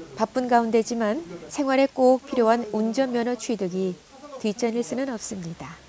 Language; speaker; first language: Korean; native; Korean